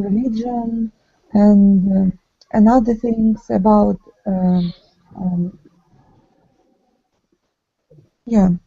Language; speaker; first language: English; non-native, learner; Ukrainian